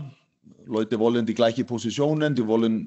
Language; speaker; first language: German; non-native, fluent; Icelandic